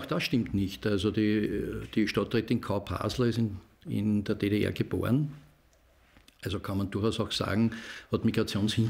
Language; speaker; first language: German; native; German